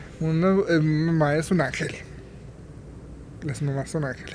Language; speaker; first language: Spanish; native; Spanish